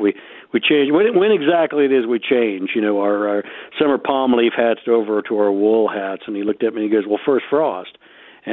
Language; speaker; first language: English; native; English